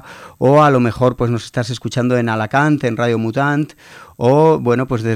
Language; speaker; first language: Spanish; native; Spanish